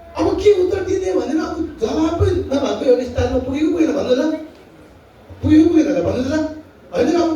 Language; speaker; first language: Nepali; non-native, local second language; Tibetan